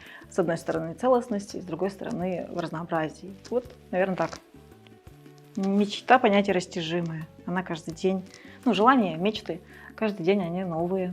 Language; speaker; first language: Russian; early bilingual, other home language; Georgian